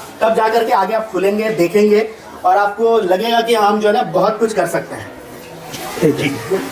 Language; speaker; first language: Hindi; native; Hindi